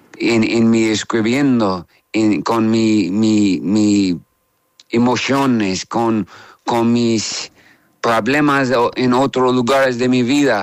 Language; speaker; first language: Spanish; non-native, learner; English